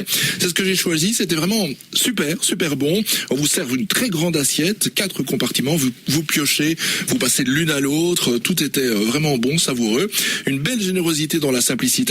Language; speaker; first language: French; native; French